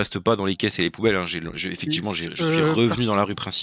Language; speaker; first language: French; native; French